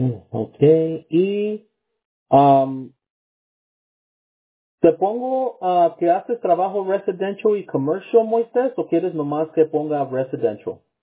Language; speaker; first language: Spanish; early bilingual, heritage; Spanish